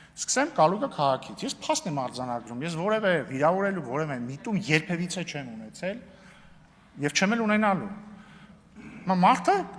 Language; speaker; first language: Armenian; native; Armenian